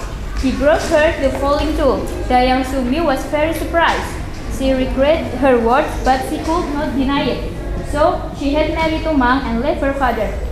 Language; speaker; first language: English; non-native, learner; Indonesian